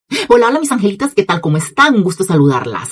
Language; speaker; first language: Spanish; native; Spanish